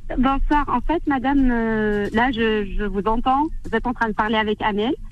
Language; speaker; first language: French; non-native, local second language; Kabyle